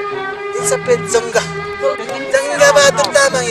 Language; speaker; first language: French; non-native, learner; Nepali